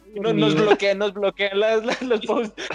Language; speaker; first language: Spanish; native; Spanish